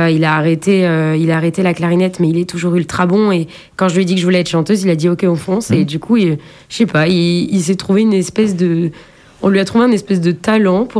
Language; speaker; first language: French; native; French